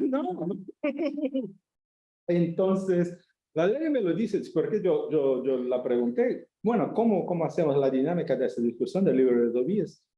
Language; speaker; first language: Spanish; non-native, fluent; Portuguese